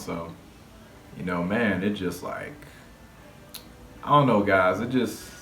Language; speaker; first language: English; native; English